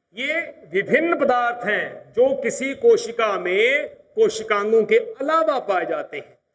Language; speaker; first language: Hindi; native; Hindi